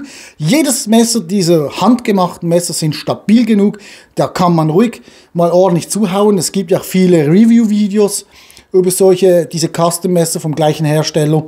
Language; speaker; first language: German; native; German